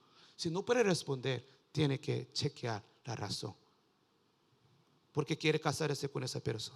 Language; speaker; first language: Spanish; non-native, learner; Korean